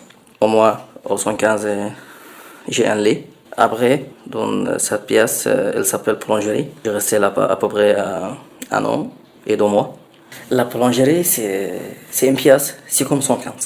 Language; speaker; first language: French; non-native, learner; Arabic